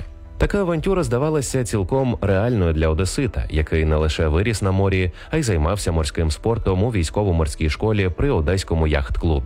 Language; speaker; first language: Ukrainian; native; Ukrainian